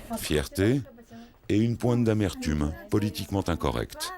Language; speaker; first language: French; native; French